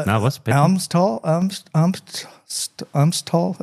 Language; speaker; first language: German; non-native, learner; English